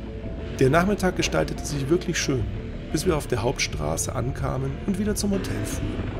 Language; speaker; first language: German; native; German